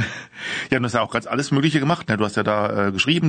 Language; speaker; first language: German; native; German